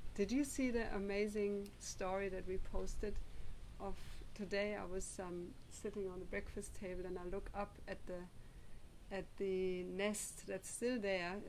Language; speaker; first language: English; non-native, fluent; German